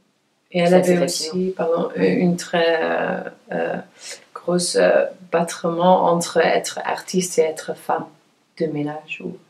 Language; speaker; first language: French; non-native, fluent; Dutch